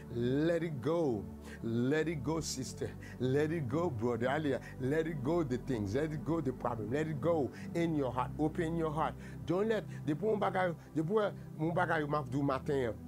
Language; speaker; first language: English; non-native, fluent; Haitian Creole